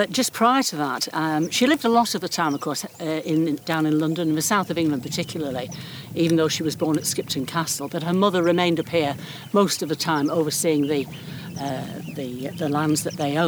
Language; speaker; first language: English; native; English